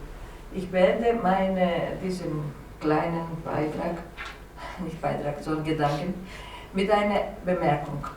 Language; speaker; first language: German; non-native, fluent; Greek